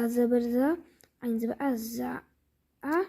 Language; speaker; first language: Arabic; non-native, learner; Urdu